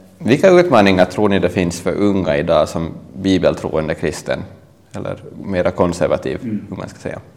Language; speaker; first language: Swedish; native; Swedish